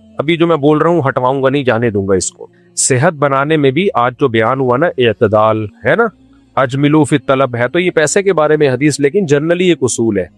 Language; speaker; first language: Urdu; native; Urdu